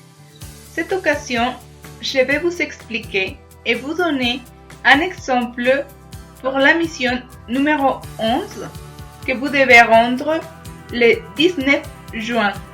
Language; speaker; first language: French; non-native, fluent; Spanish